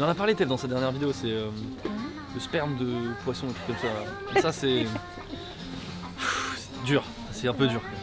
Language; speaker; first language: French; native; French